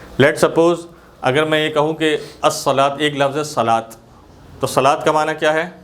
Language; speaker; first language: Urdu; native; Urdu